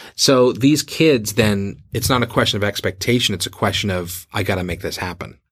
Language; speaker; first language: English; native; English